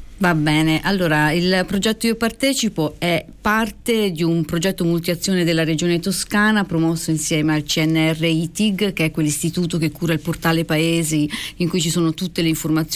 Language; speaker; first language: Italian; native; Italian